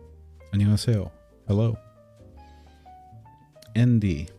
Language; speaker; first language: Korean; non-native, learner; English